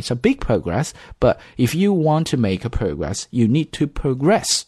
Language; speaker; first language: English; non-native, fluent; Chinese